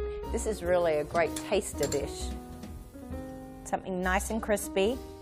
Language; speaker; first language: English; native; English